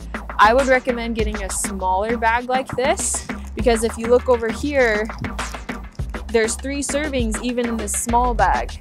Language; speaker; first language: English; native; English